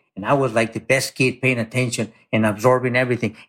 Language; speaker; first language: English; early bilingual, other home language; Spanish